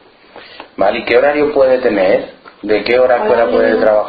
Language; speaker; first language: Spanish; native; Spanish